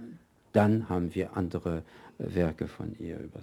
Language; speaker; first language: German; non-native, fluent; French